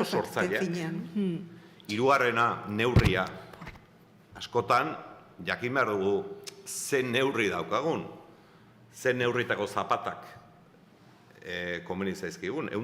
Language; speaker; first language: Basque; native; Basque